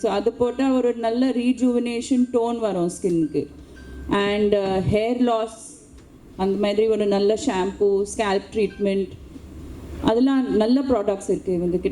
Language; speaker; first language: Tamil; non-native, local second language; Hindi